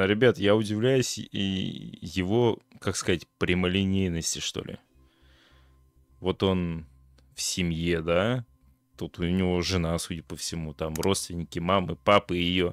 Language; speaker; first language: Russian; native; Russian